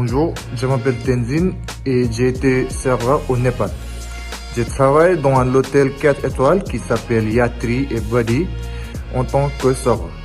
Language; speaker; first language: French; non-native, learner; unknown